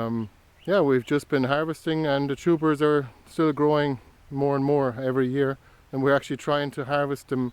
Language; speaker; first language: English; native; English